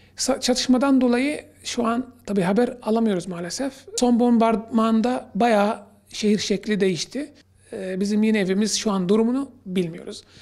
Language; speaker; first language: Turkish; non-native, fluent; Arabic